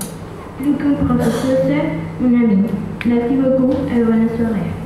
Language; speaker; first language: French; non-native, learner; Spanish